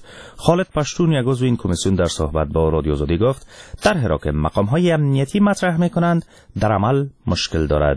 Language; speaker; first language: Persian; native; Persian